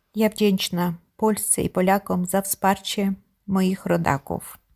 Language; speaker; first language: Polish; non-native, learner; Ukrainian